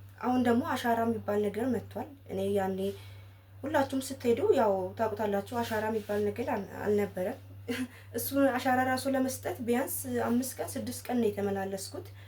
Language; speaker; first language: Amharic; native; Amharic